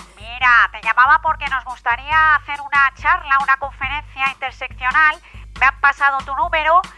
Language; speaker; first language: Spanish; native; Spanish